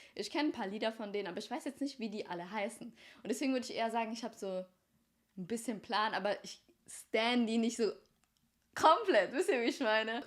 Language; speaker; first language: German; early bilingual, other home language; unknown